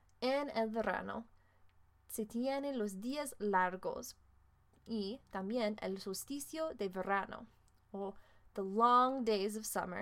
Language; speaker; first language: Spanish; non-native, fluent; English